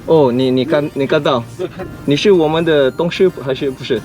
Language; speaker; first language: Chinese; non-native, learner; Malay